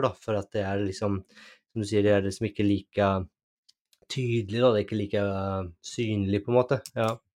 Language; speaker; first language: Norwegian; native; Norwegian